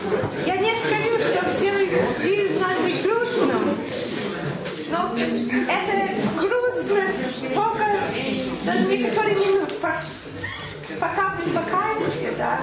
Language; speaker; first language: Russian; non-native, fluent; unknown